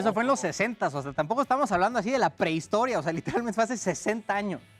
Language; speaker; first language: Spanish; native; Spanish